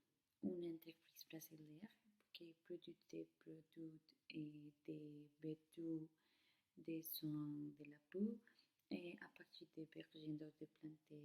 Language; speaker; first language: French; non-native, learner; Spanish